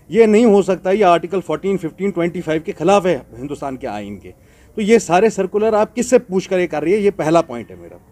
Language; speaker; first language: Hindi; non-native, local second language; Kashmiri